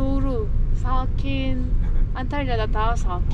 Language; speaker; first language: Turkish; non-native, learner; Korean